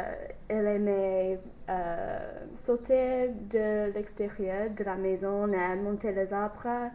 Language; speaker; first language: French; non-native, learner; English